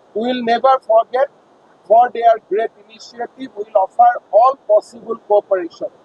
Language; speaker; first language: English; non-native, local second language; Assamese